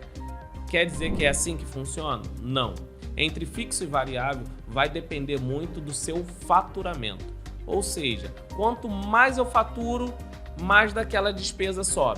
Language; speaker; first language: Portuguese; native; Portuguese